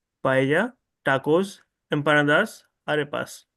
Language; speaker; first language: Spanish; non-native, learner; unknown